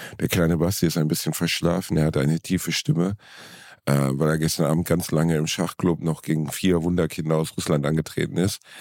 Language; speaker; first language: German; native; German